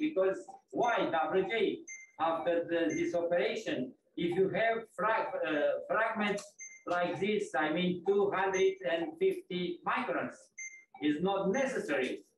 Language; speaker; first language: English; non-native, fluent; Romanian